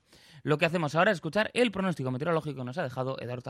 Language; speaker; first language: Spanish; native; Spanish